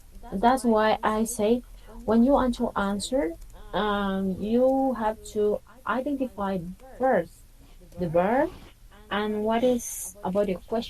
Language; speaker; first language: English; non-native, fluent; Spanish